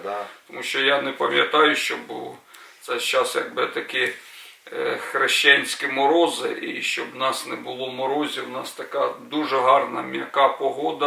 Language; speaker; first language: Ukrainian; non-native, local second language; Russian